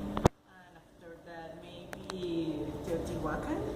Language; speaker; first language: English; non-native, learner; Spanish